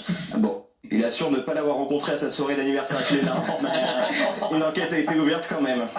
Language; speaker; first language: French; native; French